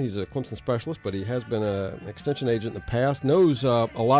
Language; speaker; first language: English; native; English